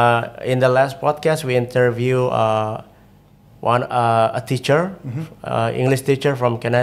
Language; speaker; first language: English; non-native, fluent; Indonesian